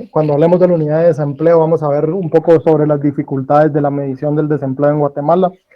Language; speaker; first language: Spanish; native; Spanish